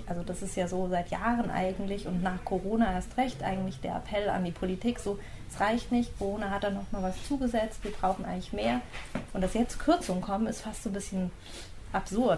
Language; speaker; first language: German; native; German